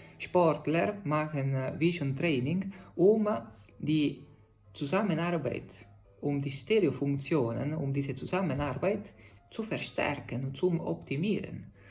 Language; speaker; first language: German; non-native, fluent; Italian